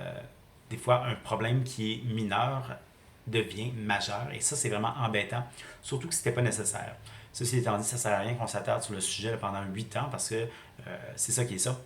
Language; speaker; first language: French; native; French